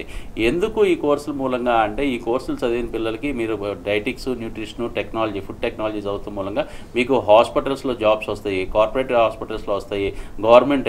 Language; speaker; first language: Telugu; native; Telugu